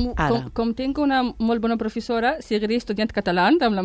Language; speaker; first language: Catalan; non-native, fluent; Arabic